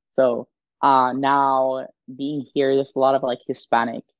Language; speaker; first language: English; non-native, fluent; Swedish